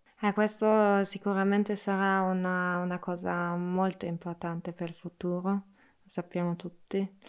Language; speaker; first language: Italian; non-native, local second language; German